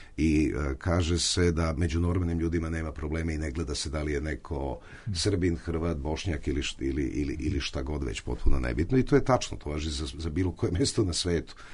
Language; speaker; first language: Bosnian; native; Bosnian